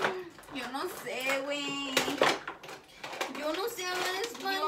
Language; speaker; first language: Spanish; early bilingual, heritage; Spanish